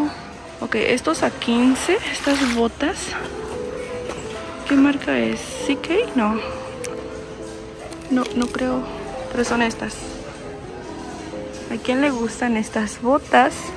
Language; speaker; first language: Spanish; native; Spanish